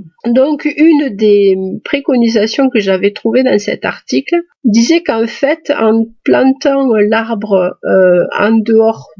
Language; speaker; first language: French; native; French